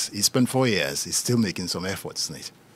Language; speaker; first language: English; non-native, local second language; Yoruba